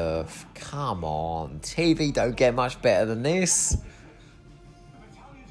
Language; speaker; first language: English; native; English